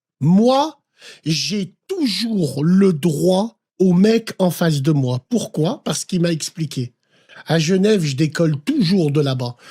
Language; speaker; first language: French; native; French